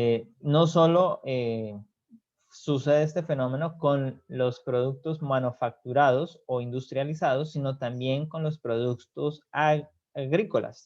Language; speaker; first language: Spanish; native; Spanish